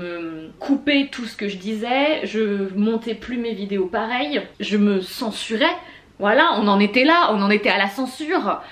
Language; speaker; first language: French; native; French